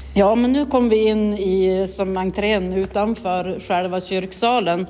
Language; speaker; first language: Swedish; native; Swedish